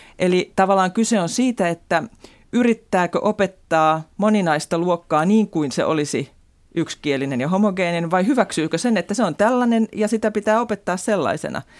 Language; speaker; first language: Finnish; native; Finnish